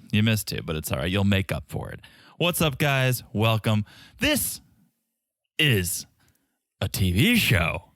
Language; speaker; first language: English; native; English